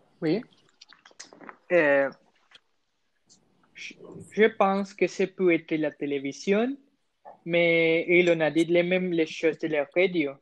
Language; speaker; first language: French; non-native, learner; Spanish